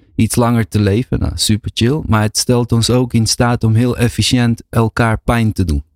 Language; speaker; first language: Dutch; native; Dutch